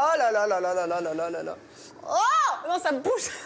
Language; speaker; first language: French; native; French